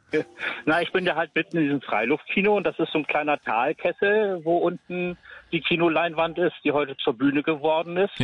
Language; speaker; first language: German; native; German